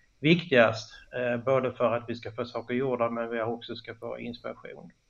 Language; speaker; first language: Swedish; native; Swedish